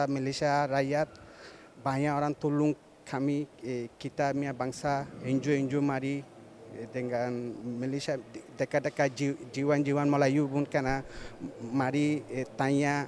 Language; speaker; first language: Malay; non-native, learner; Rohingya